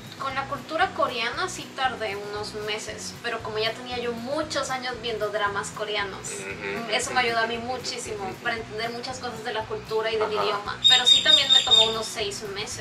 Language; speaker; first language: Spanish; native; Spanish